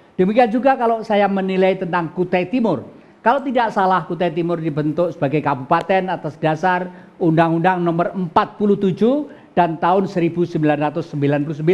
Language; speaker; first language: Indonesian; non-native, local second language; Javanese